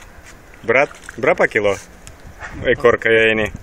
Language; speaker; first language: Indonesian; non-native, learner; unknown